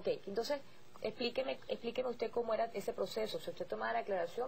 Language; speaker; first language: Spanish; native; Spanish